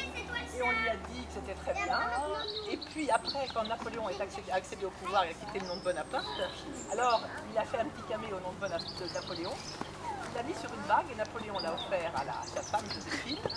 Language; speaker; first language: French; native; French